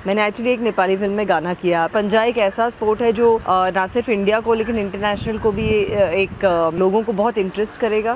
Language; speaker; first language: Hindi; native; Hindi